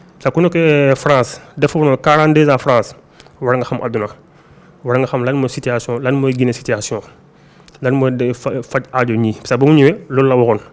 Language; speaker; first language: Wolof; non-native, local second language; Soninke